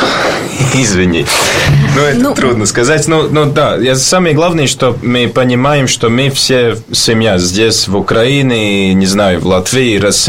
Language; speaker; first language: Russian; non-native, learner; Latvian